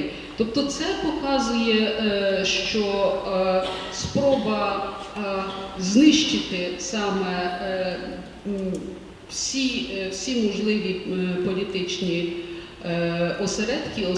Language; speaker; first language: Ukrainian; native; Ukrainian